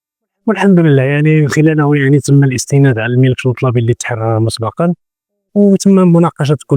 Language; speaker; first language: Arabic; native; Arabic